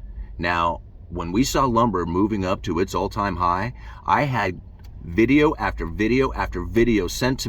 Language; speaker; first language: English; native; English